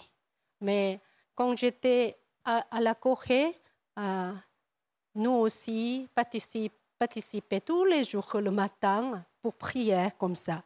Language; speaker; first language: French; non-native, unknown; Korean